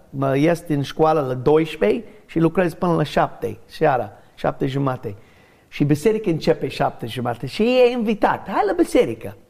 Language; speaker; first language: Romanian; early bilingual, heritage; Romanian